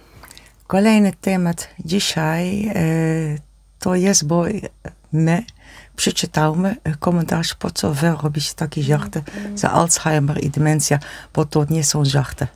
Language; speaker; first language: Polish; non-native, learner; Dutch